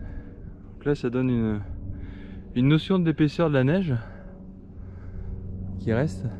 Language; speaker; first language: French; native; French